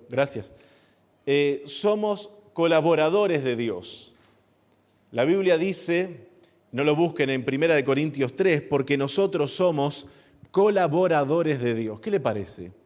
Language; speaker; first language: Spanish; native; Spanish